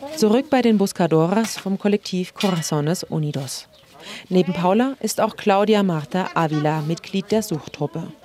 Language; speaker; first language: German; native; German